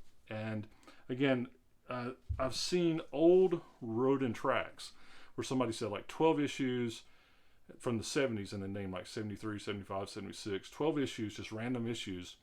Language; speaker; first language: English; native; English